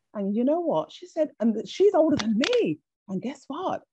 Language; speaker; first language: English; native; English